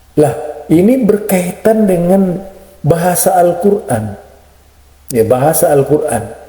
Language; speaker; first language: Indonesian; non-native, local second language; Madurese